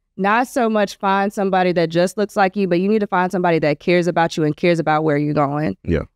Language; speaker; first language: English; native; English